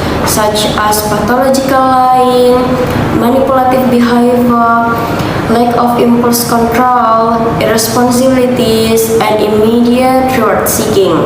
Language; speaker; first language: English; non-native, learner; Indonesian